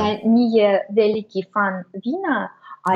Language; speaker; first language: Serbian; non-native, learner; Russian